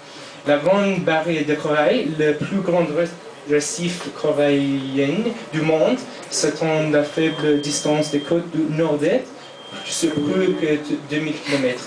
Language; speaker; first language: French; non-native, fluent; English